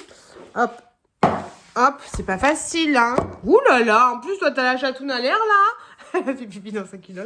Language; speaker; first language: French; native; French